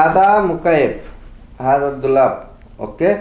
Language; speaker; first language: Arabic; non-native, learner; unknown